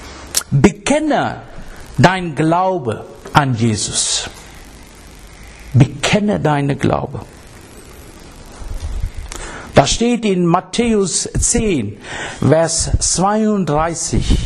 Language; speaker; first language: German; non-native, fluent; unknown